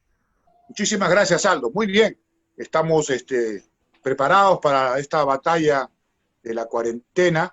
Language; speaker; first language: Spanish; native; Spanish